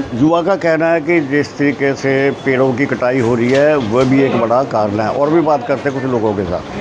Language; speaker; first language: Hindi; non-native, local second language; Punjabi